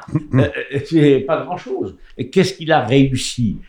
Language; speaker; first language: French; native; French